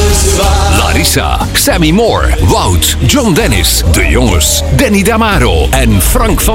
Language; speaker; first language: Dutch; native; Dutch